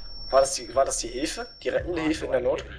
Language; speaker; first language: German; native; German